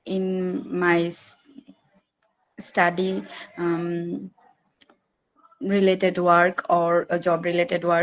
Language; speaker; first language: English; non-native, learner; Bangla